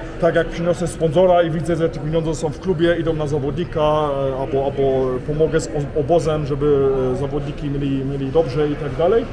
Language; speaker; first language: Polish; early bilingual, heritage; Polish